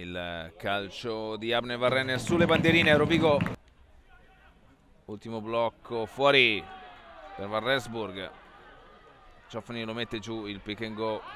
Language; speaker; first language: Italian; native; Italian